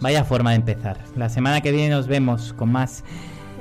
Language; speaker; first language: Spanish; native; Spanish